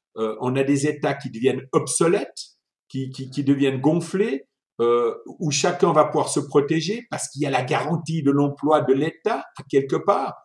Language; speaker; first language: French; early bilingual, other home language; Italian